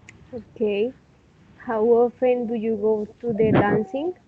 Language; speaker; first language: English; non-native, learner; Spanish